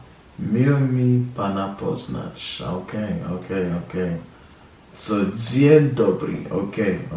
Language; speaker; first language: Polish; non-native, learner; English